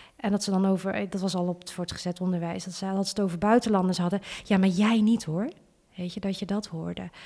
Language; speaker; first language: Dutch; early bilingual, other home language; Vietnamese